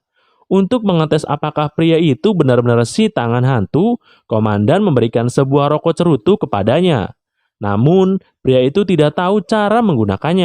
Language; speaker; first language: Indonesian; native; Indonesian